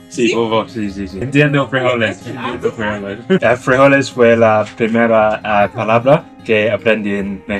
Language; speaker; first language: Spanish; non-native, learner; English